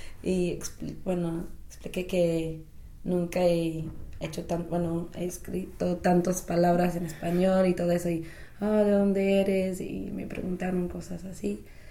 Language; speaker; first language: Spanish; non-native, fluent; English